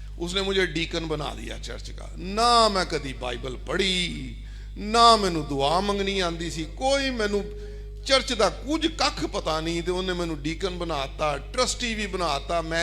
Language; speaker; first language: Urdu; non-native, local second language; Punjabi